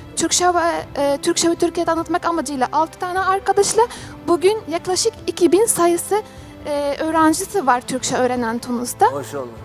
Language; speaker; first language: Turkish; non-native, fluent; Arabic